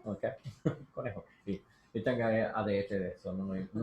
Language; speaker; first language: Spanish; non-native, learner; English